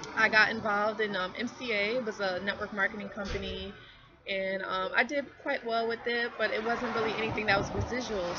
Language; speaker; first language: English; native; English